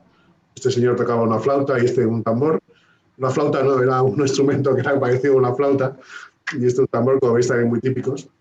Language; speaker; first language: Spanish; native; Spanish